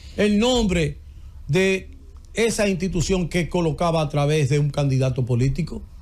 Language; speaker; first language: Spanish; native; Spanish